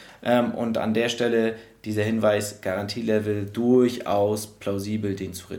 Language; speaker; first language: German; native; German